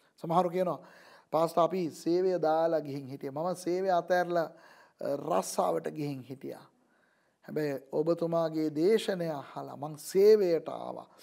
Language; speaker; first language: Sinhala; non-native, local second language; Tamil